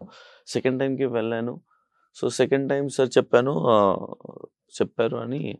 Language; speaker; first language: Telugu; non-native, local second language; Urdu